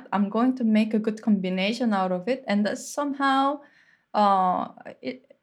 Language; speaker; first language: English; non-native, fluent; Korean